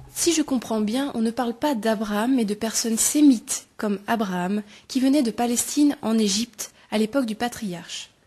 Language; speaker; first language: French; native; French